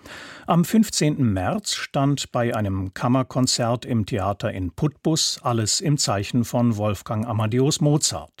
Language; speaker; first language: German; native; German